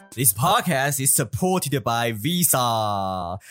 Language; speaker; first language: English; non-native, fluent; Chinese